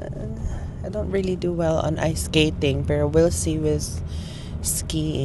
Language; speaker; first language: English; non-native, local second language; Filipino